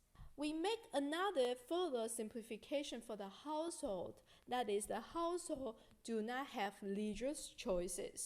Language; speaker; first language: English; non-native, fluent; Chinese